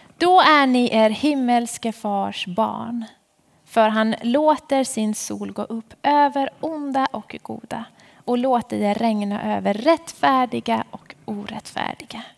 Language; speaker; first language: Swedish; non-native, fluent; Persian